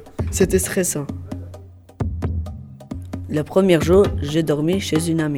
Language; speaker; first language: French; non-native, learner; Albanian